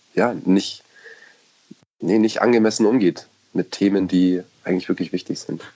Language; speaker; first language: German; native; German